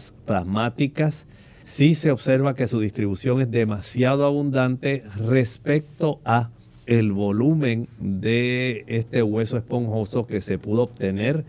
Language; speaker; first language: Spanish; native; Spanish